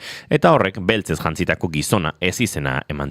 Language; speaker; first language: Basque; native; Basque